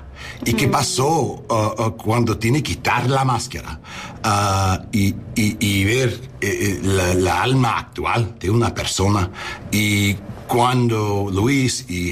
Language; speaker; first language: Spanish; non-native, fluent; English